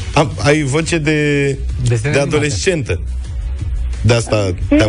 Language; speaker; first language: Romanian; native; Romanian